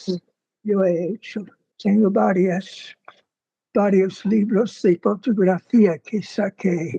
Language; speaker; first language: Spanish; non-native, fluent; English